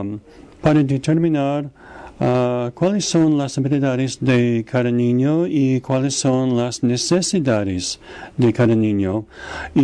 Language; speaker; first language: Spanish; non-native, fluent; English